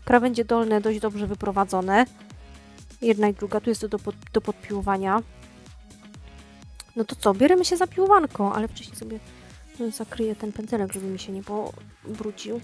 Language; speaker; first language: Polish; native; Polish